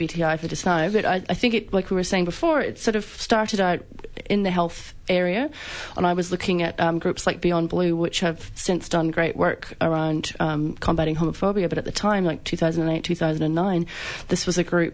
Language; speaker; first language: English; native; English